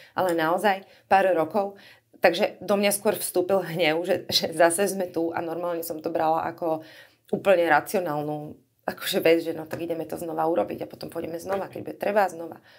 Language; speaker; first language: Slovak; native; Slovak